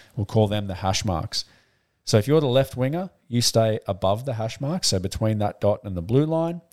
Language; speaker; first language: English; native; English